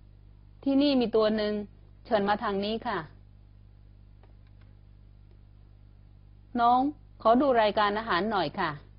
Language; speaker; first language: Thai; non-native, fluent; Chinese